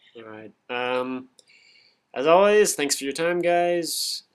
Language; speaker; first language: English; native; English